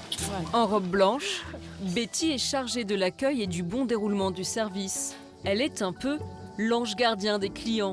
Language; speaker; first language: French; native; French